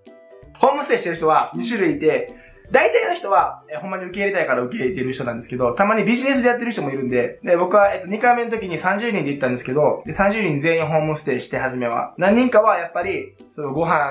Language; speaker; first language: Japanese; native; Japanese